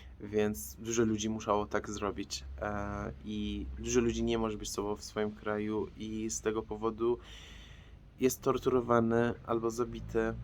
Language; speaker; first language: Polish; non-native, fluent; Persian